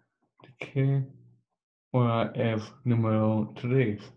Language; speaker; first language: Spanish; non-native, learner; English